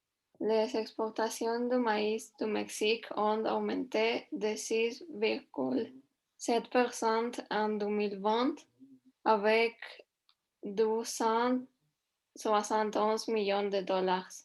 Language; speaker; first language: French; non-native, learner; Spanish